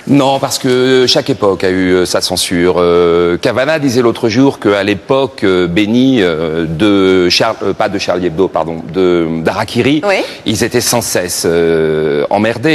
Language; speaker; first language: French; native; French